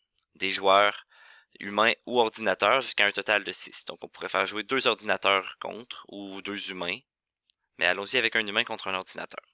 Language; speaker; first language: French; native; French